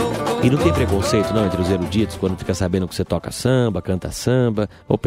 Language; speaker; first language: Portuguese; native; Portuguese